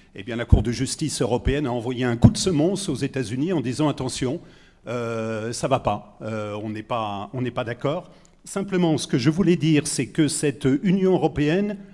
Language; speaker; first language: French; native; French